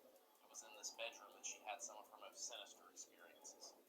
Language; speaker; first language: English; native; English